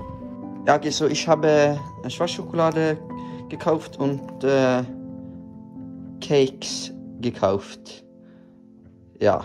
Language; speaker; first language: German; non-native, learner; Norwegian